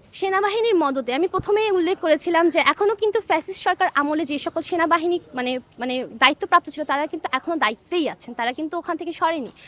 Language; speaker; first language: Bangla; non-native, local second language; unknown